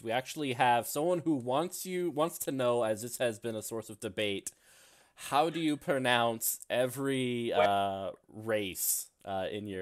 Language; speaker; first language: English; native; English